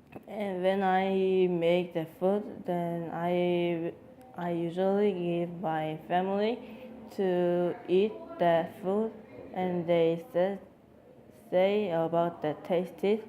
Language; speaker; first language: English; non-native, learner; Korean